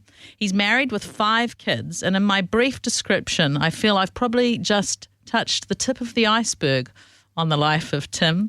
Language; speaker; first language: English; native; English